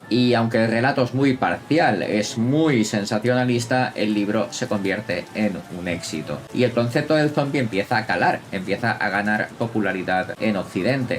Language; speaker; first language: Spanish; native; Spanish